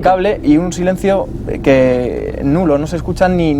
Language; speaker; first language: Spanish; native; Spanish